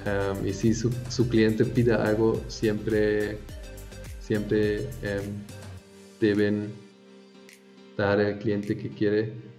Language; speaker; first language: Spanish; non-native, fluent; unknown